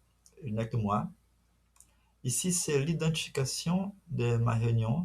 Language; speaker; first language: French; non-native, fluent; Portuguese